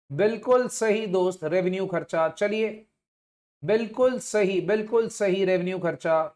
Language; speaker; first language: Hindi; non-native, local second language; Punjabi